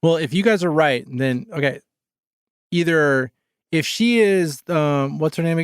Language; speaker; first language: English; native; English